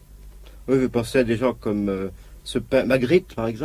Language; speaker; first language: French; native; French